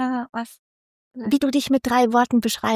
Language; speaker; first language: German; native; German